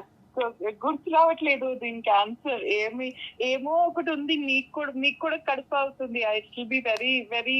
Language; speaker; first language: Telugu; non-native, local second language; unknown